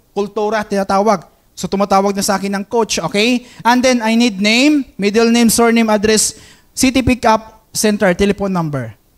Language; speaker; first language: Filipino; non-native, local second language; Hiligaynon